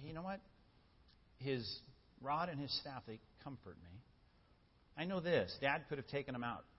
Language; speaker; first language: English; native; English